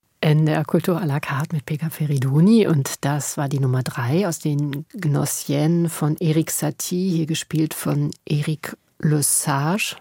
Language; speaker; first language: German; native; German